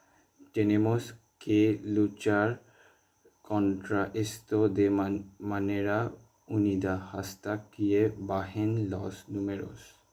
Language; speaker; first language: Spanish; non-native, learner; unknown